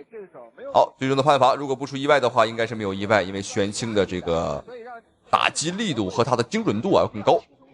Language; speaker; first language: Chinese; native; Chinese